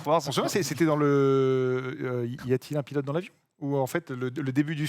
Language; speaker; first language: French; native; French